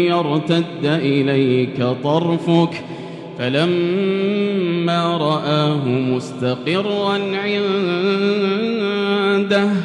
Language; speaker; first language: Arabic; native; Arabic